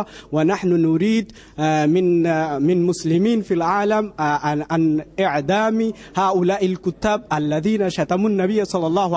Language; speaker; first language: Arabic; non-native, learner; Bangla